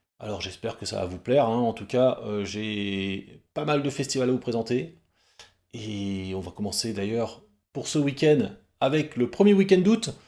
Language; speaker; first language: French; native; French